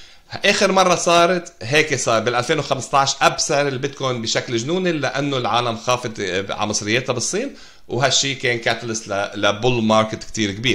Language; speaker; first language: Arabic; native; Arabic